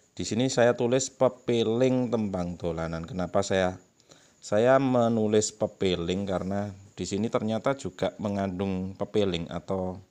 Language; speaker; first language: Indonesian; non-native, local second language; Javanese